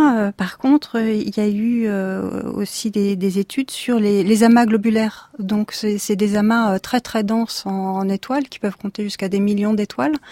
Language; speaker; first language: French; native; French